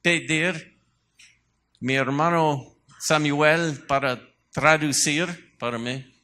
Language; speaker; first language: Spanish; non-native, learner; English